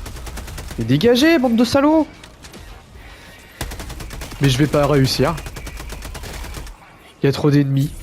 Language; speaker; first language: French; native; French